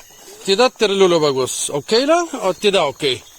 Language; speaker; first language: Indonesian; non-native, learner; German